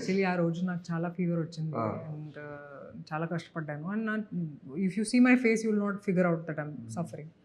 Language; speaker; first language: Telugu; non-native, fluent; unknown